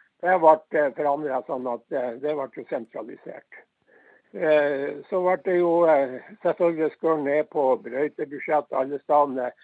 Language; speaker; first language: Norwegian; native; Norwegian